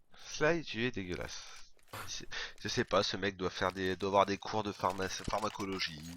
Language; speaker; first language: French; native; French